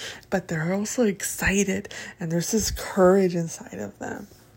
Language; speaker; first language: English; early bilingual, other home language; Spanish